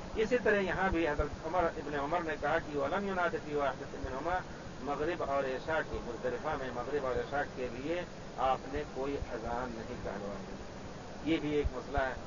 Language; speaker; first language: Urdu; native; Urdu